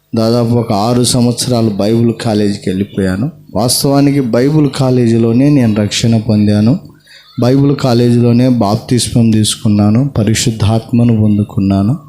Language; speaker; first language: Telugu; non-native, local second language; Lambadi